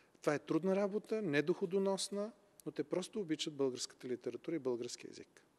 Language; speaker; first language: Bulgarian; native; Bulgarian